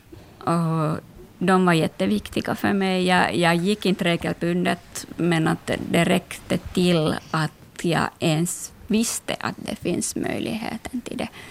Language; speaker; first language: Swedish; non-native, local second language; Finnish